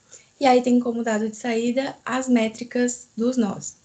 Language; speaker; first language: Portuguese; native; Portuguese